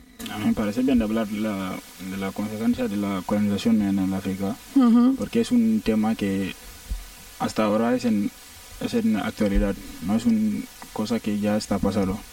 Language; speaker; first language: Spanish; non-native, learner; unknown